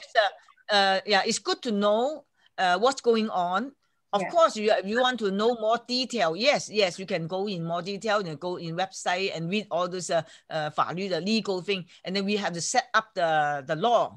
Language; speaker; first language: English; non-native, fluent; Chinese